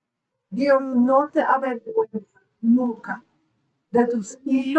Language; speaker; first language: Spanish; non-native, learner; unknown